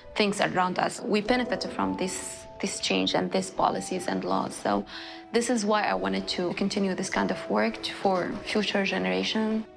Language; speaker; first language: English; non-native, fluent; Arabic